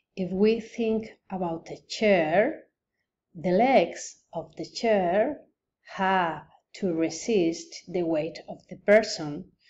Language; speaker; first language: English; non-native, fluent; Spanish